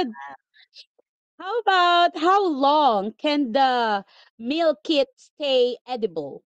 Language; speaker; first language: English; non-native, local second language; Filipino